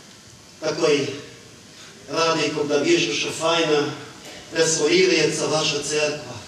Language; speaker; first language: Ukrainian; non-native, learner; Hungarian